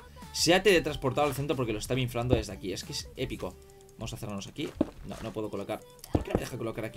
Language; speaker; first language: Spanish; native; Spanish